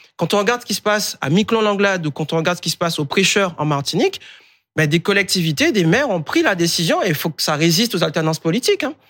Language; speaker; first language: French; native; French